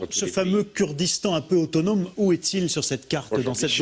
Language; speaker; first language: French; native; French